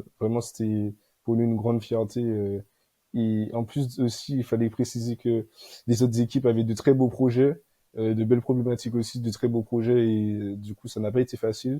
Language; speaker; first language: French; native; French